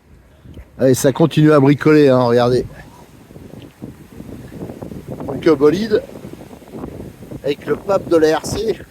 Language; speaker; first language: French; native; French